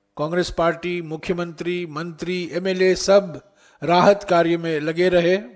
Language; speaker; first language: Hindi; non-native, local second language; Tamil